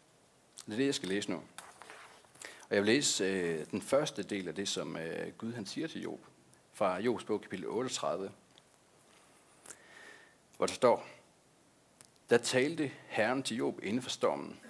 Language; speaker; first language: Danish; native; Danish